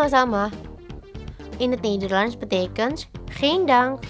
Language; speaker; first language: Dutch; non-native, fluent; Indonesian